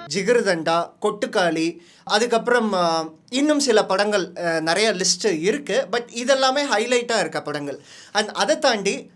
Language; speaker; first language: Tamil; native; Tamil